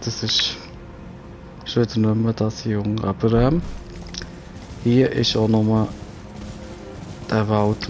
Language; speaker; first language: German; native; German